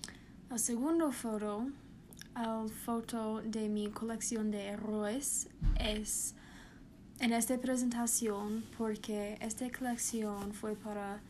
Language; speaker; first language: Spanish; non-native, learner; English